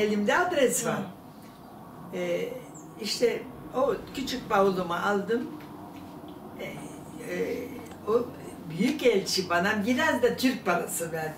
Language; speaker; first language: Turkish; non-native, fluent; German